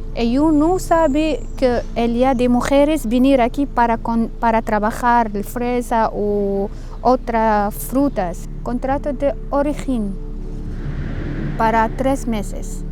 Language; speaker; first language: Spanish; non-native, learner; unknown